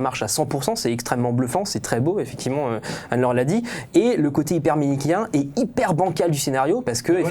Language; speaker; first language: French; native; French